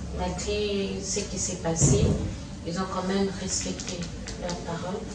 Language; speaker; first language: French; non-native, local second language; Lingala